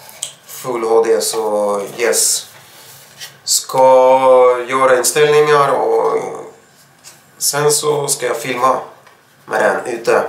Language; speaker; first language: Swedish; non-native, fluent; Russian